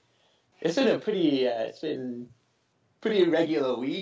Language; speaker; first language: English; non-native, local second language; Shona